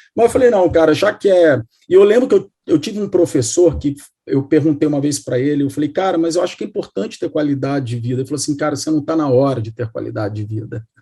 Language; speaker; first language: Portuguese; native; Portuguese